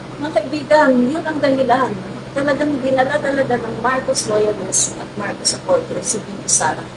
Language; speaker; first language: Filipino; non-native, local second language; Cebuano